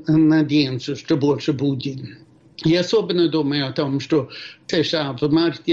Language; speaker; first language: Russian; non-native, fluent; Swedish